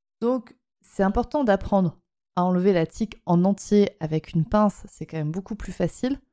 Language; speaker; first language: French; native; French